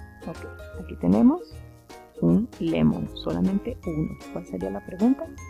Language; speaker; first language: Spanish; native; Spanish